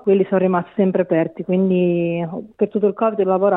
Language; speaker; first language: Italian; native; Italian